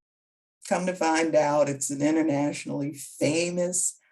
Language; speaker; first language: English; native; English